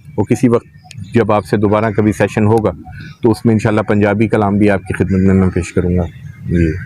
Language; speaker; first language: Urdu; non-native, local second language; Punjabi